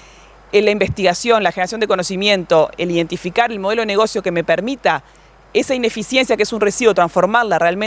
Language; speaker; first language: Spanish; native; Spanish